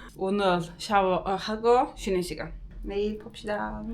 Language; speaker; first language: Korean; non-native, learner; Turkish